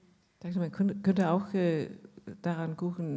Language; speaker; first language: German; non-native, fluent; Danish